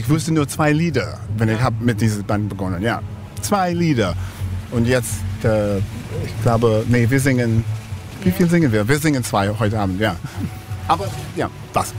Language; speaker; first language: German; non-native, learner; English